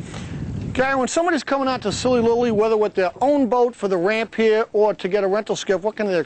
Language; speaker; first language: English; native; English